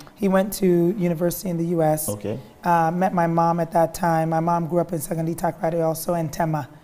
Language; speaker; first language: English; early bilingual, other home language; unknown